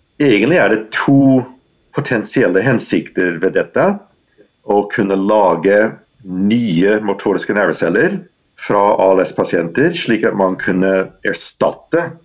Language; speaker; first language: Norwegian; non-native, fluent; English